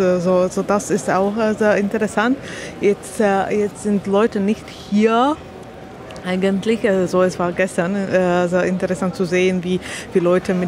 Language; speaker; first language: German; non-native, learner; Slovak